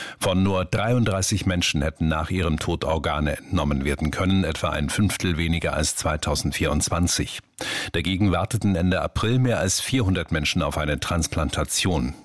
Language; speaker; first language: German; native; German